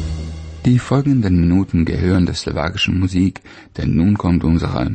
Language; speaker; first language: German; native; German